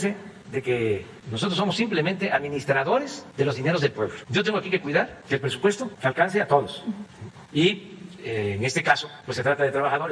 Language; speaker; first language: Spanish; native; Spanish